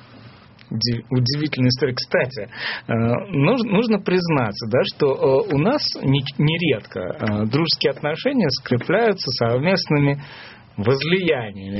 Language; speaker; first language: Russian; native; Russian